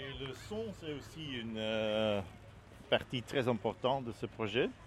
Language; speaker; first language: French; non-native, learner; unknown